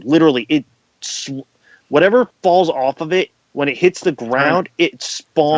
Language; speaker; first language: English; native; English